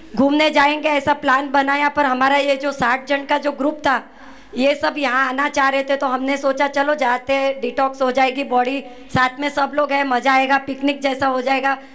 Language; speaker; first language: Hindi; non-native, local second language; Gujarati